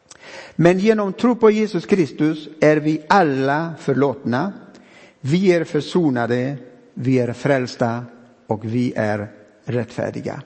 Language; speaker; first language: Swedish; non-native, fluent; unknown